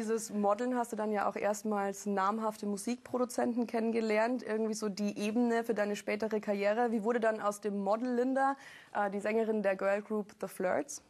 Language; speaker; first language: German; native; German